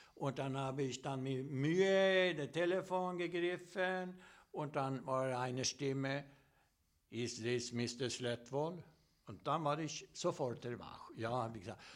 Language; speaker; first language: German; non-native, fluent; Swedish